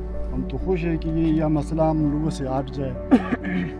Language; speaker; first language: Hindi; non-native, local second language; Pashto